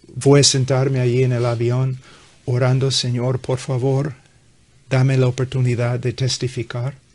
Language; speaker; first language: Spanish; non-native, fluent; English